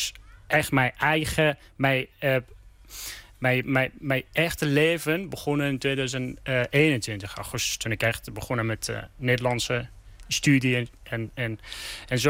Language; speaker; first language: Dutch; non-native, learner; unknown